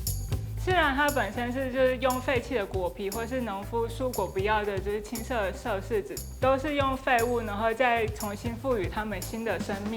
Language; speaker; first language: Chinese; native; Chinese